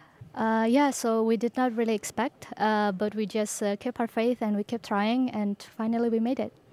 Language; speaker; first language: English; non-native, fluent; Indonesian